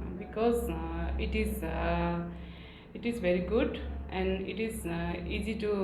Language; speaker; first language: English; non-native, learner; Nepali